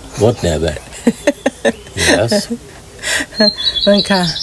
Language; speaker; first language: English; non-native, learner; Swedish